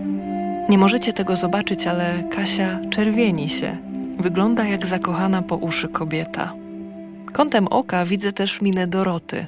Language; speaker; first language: Polish; native; Polish